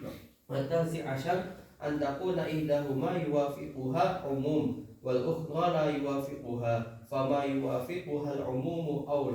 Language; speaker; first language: Arabic; non-native, learner; Indonesian